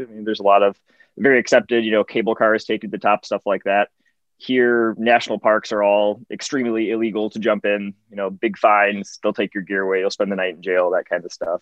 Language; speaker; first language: English; native; English